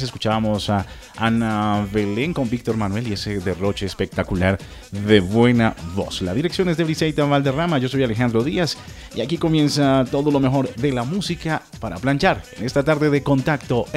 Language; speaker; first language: Spanish; native; Spanish